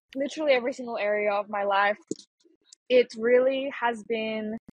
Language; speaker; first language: English; native; English